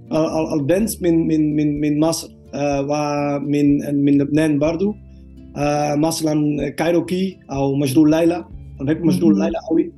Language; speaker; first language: Arabic; non-native, learner; Dutch